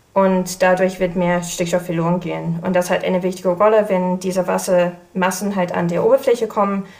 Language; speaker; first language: German; non-native, fluent; English